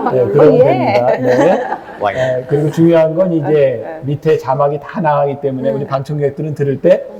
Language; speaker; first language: Korean; native; Korean